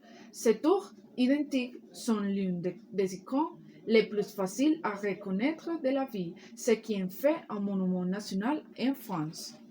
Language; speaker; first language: French; non-native, learner; Spanish